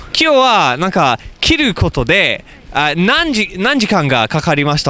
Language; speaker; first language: Japanese; non-native, learner; English